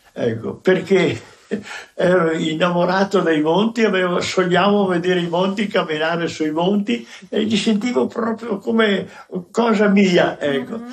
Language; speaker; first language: Italian; native; Italian